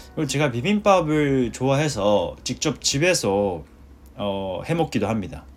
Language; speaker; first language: Korean; non-native, fluent; Japanese